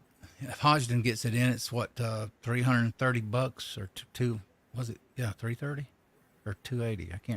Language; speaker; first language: English; native; English